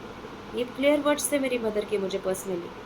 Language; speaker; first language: Hindi; native; Hindi